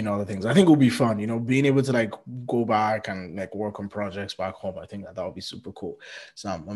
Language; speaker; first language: English; non-native, local second language; Yoruba